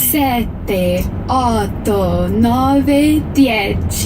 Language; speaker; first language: Italian; non-native, learner; English